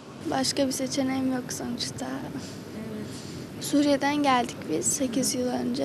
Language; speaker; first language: Turkish; early bilingual, other home language; Arabic